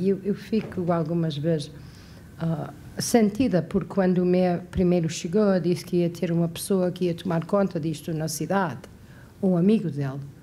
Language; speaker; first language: Portuguese; native; Portuguese